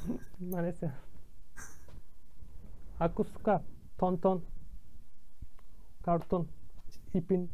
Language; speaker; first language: Indonesian; non-native, learner; Turkish